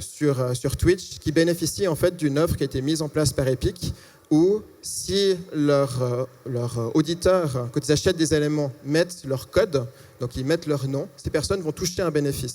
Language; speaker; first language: French; native; French